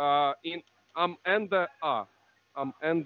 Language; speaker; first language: German; non-native, learner; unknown